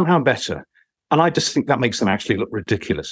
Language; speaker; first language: English; native; English